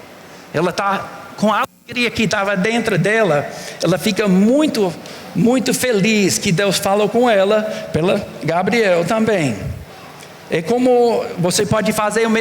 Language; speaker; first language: Portuguese; non-native, fluent; English